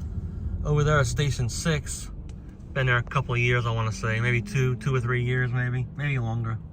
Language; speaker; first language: English; native; English